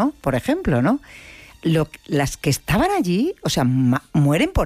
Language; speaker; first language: Spanish; native; Spanish